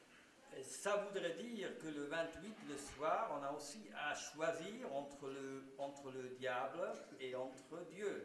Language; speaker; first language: French; non-native, local second language; German